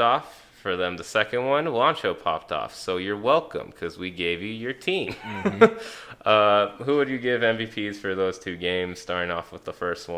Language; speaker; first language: English; native; English